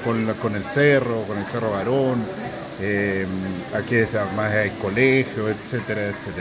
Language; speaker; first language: Spanish; native; Spanish